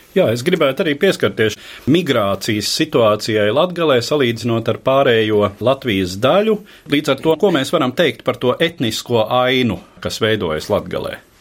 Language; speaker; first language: Latvian; native; Latvian